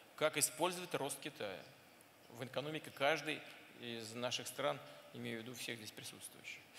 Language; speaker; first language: Russian; native; Russian